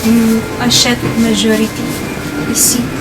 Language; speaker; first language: French; non-native, learner; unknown